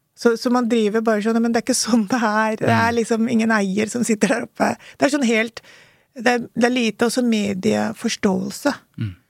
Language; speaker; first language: Norwegian; early bilingual, other home language; Urdu